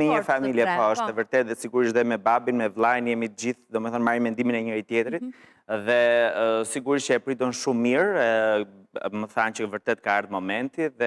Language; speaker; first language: Albanian; native; Albanian